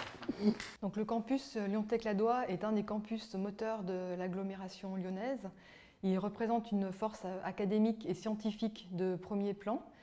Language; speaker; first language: French; native; French